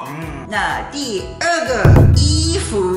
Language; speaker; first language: Chinese; non-native, fluent; Japanese